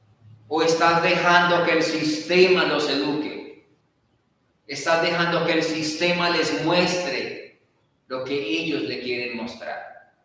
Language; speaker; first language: Spanish; native; Spanish